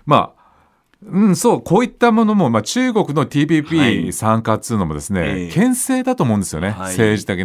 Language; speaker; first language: Japanese; native; Japanese